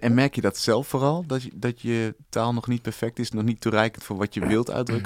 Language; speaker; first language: Dutch; native; Dutch